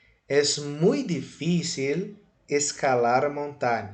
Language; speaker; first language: Spanish; non-native, fluent; Portuguese